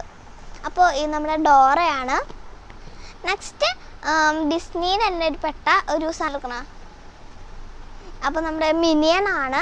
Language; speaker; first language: Malayalam; native; Malayalam